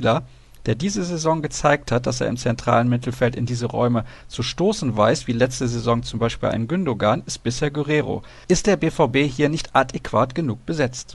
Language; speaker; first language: German; native; German